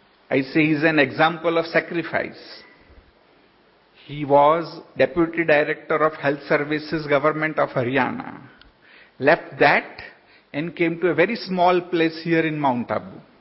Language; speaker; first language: English; non-native, local second language; Hindi